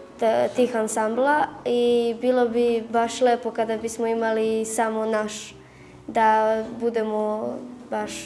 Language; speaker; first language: Serbian; native; Serbian